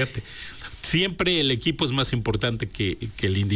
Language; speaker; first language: Spanish; native; Spanish